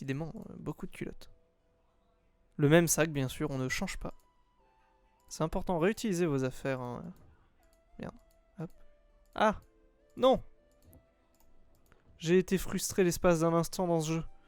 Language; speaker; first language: French; native; French